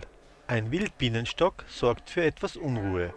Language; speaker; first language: German; native; German